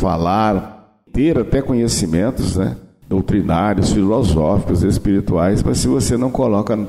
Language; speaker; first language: Portuguese; native; Portuguese